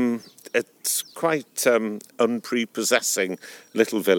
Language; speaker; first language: English; native; English